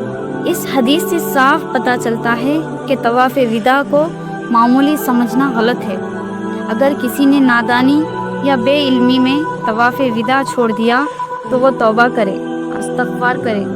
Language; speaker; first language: Urdu; native; Urdu